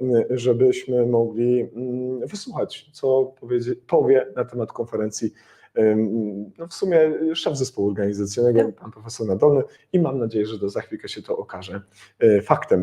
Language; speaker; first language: Polish; native; Polish